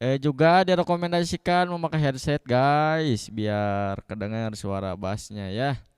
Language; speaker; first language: Indonesian; non-native, local second language; Sundanese